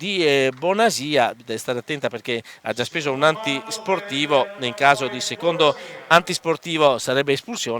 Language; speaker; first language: Italian; native; Italian